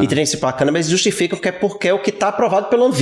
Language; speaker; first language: Portuguese; native; Portuguese